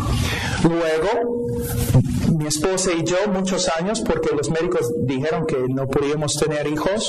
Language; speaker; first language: Spanish; non-native, fluent; English